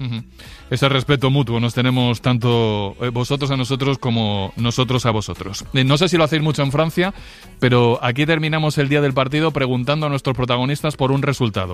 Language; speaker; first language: Spanish; native; Spanish